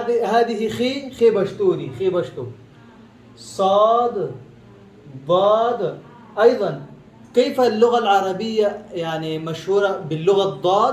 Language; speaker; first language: Arabic; non-native, learner; Pashto